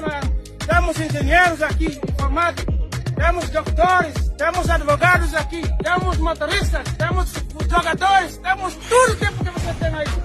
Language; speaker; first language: Portuguese; non-native, fluent; Haitian Creole